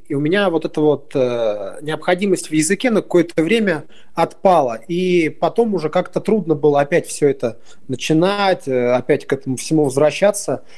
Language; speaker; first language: Russian; native; Russian